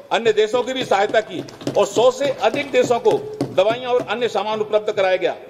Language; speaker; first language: Hindi; native; Hindi